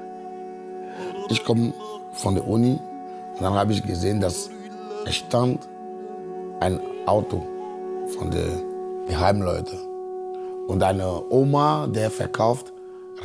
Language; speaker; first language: German; non-native, fluent; Ewe